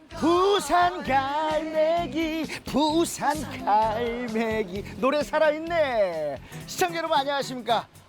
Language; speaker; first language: Korean; native; Korean